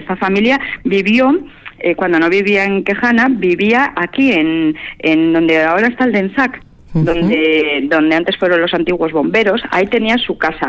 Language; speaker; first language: Spanish; native; Spanish